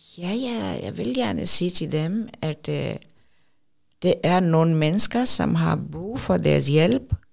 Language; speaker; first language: Danish; non-native, fluent; Urdu